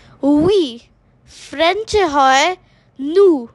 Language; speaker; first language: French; non-native, learner; Bangla